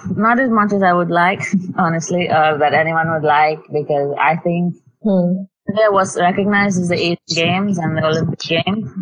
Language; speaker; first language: English; non-native, local second language; Tamil